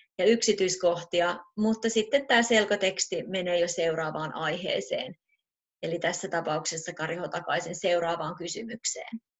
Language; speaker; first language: Finnish; native; Finnish